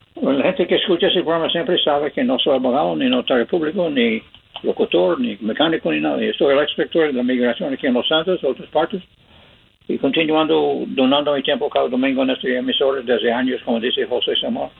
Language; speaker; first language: Spanish; non-native, learner; English